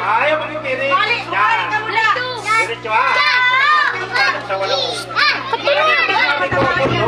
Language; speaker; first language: Filipino; non-native, local second language; Bikol